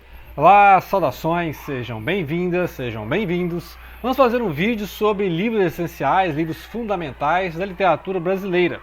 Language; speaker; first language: Portuguese; native; Portuguese